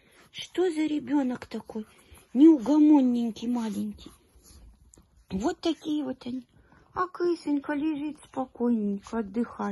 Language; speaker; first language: Russian; native; Russian